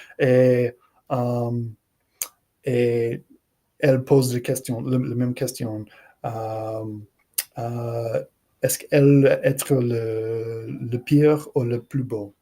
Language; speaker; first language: French; non-native, learner; English